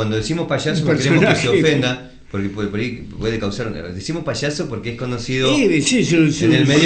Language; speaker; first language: Spanish; native; Spanish